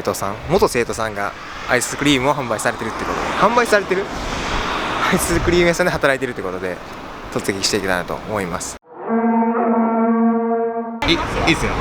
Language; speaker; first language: Japanese; native; Japanese